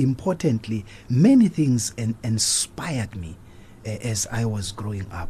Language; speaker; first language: English; non-native, local second language; Zulu